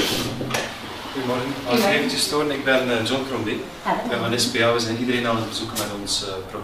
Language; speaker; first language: Dutch; native; Dutch